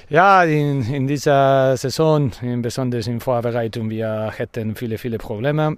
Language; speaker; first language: German; non-native, learner; Spanish